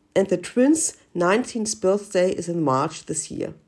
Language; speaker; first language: English; non-native, learner; German